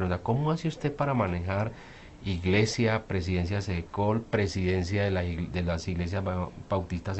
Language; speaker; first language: Spanish; native; Spanish